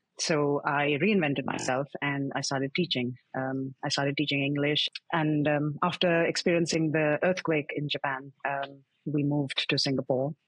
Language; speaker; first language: English; non-native, local second language; Hindi